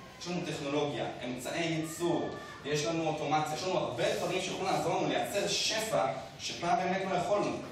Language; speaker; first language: Hebrew; native; Hebrew